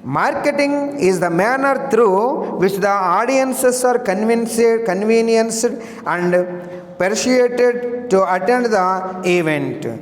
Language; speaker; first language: English; non-native, local second language; Telugu